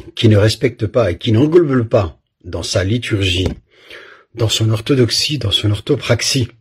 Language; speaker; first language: French; native; French